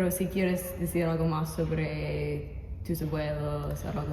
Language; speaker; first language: Spanish; non-native, learner; English